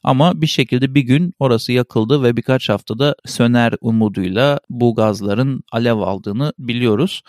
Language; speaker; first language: Turkish; native; Turkish